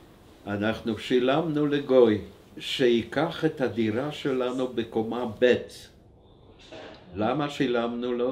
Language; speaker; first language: Hebrew; non-native, fluent; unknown